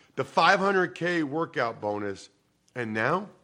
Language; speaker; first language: English; native; English